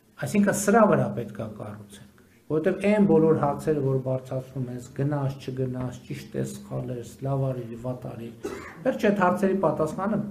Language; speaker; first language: Armenian; native; Armenian